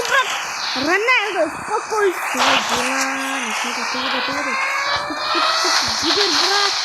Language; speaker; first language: Russian; non-native, local second language; Kazakh